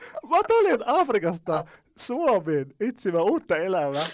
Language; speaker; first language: Finnish; non-native, learner; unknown